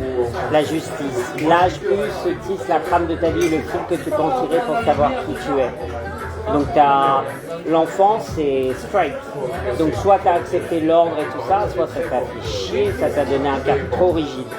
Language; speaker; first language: French; native; French